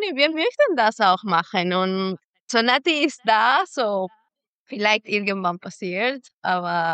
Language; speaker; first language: German; non-native, fluent; Spanish